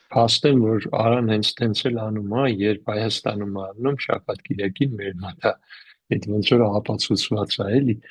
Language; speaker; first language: Armenian; native; Armenian